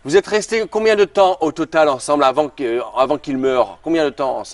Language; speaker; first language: French; native; French